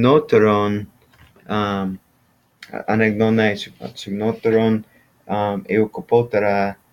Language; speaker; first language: Greek; non-native, learner; English